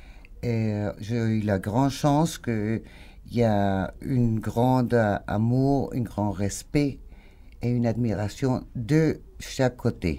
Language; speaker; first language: French; non-native, fluent; Spanish